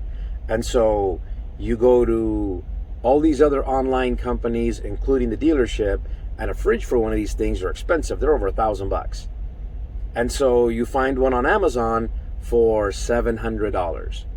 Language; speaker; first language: English; native; English